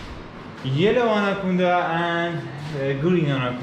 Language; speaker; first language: English; non-native, learner; Persian